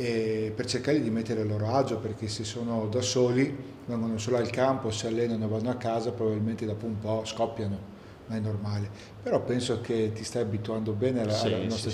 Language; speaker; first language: Italian; native; Italian